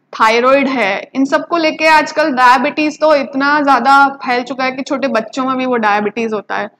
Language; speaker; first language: Hindi; non-native, local second language; Gujarati